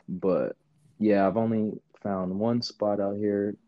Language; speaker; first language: English; native; English